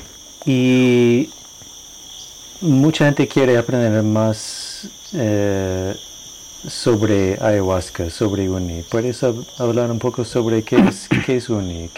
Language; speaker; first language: Spanish; non-native, learner; English